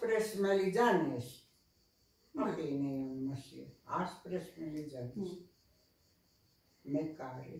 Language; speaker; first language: Greek; non-native, fluent; Russian